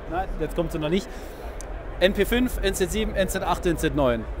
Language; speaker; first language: German; native; German